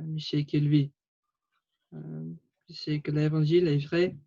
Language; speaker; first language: French; non-native, fluent; English